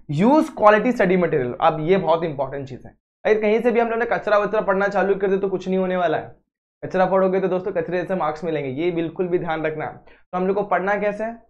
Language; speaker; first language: Hindi; native; Hindi